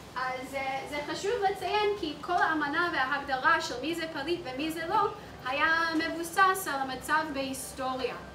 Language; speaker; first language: Hebrew; non-native, fluent; English